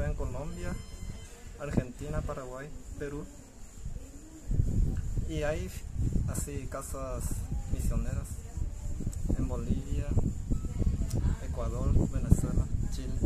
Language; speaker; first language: Spanish; early bilingual, other home language; Japanese